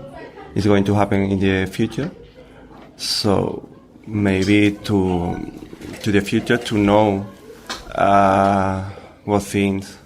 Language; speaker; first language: English; non-native, learner; Spanish